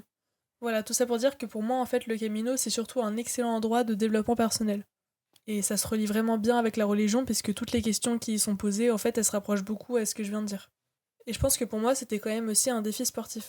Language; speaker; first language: French; native; French